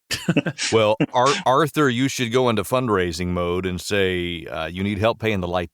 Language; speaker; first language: English; native; English